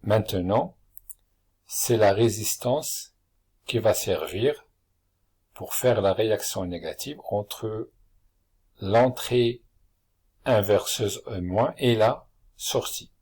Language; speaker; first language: French; non-native, local second language; Arabic